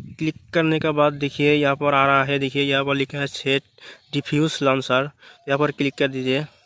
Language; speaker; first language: Hindi; non-native, local second language; Bangla